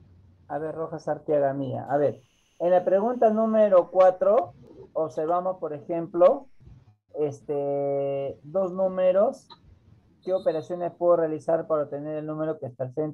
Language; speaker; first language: Spanish; native; Spanish